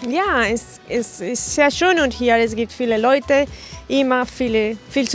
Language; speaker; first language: German; non-native, learner; Spanish